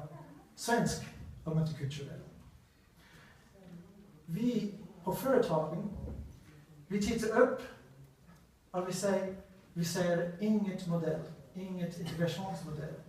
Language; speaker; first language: Swedish; non-native, learner; English